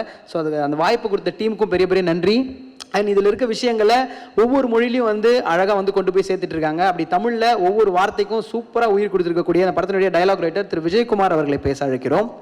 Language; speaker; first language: Tamil; native; Tamil